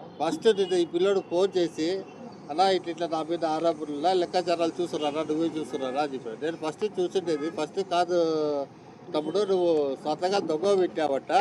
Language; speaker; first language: Telugu; native; Telugu